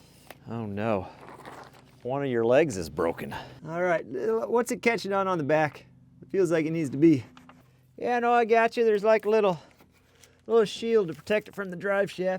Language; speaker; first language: English; native; English